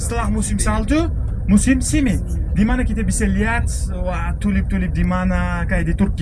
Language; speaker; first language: Indonesian; non-native, fluent; Uzbek